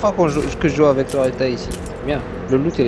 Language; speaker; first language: French; native; French